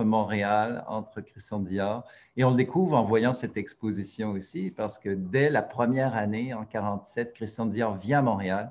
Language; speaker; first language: French; native; French